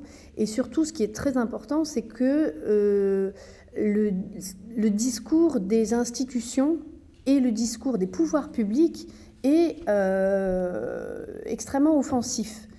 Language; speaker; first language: French; native; French